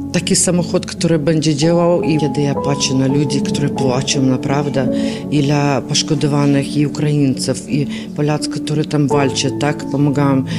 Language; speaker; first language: Polish; non-native, learner; Ukrainian